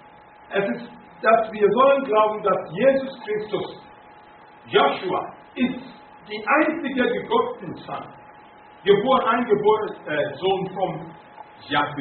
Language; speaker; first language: German; non-native, fluent; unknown